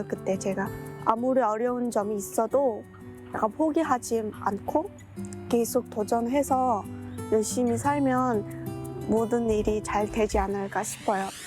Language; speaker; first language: Korean; non-native, fluent; Mongolian